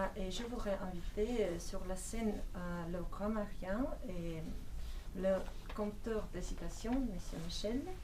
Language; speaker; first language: French; non-native, fluent; Russian